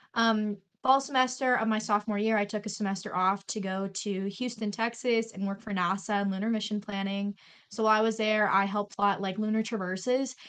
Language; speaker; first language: English; native; English